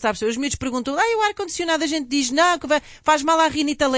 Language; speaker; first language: Portuguese; native; Portuguese